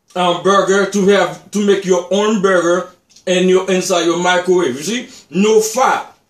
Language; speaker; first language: English; non-native, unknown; Haitian Creole